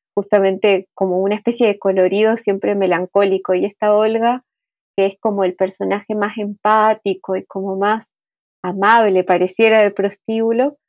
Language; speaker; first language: Spanish; native; Spanish